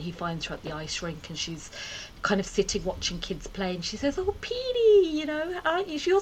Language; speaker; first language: English; native; English